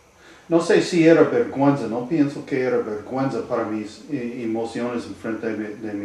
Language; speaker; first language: Spanish; non-native, learner; English